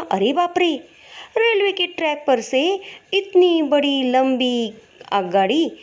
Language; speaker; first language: Hindi; non-native, local second language; Marathi